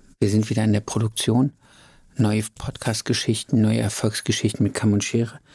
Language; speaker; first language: German; native; German